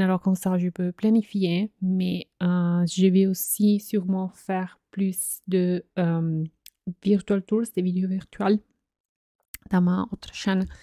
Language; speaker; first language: French; non-native, fluent; Italian